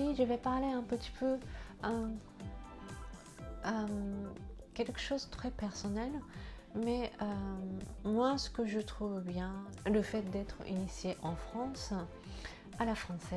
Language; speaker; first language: French; non-native, fluent; Japanese